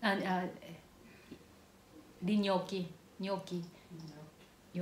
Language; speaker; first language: Italian; non-native, learner; Korean